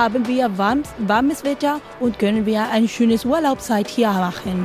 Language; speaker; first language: German; non-native, learner; Spanish